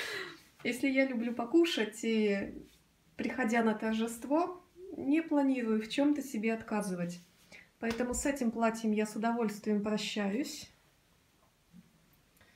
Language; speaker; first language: Russian; native; Russian